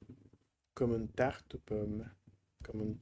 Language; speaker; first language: French; non-native, learner; Russian